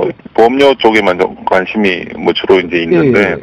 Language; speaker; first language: Korean; native; Korean